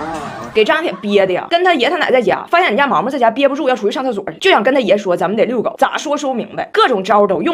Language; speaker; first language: Chinese; native; Chinese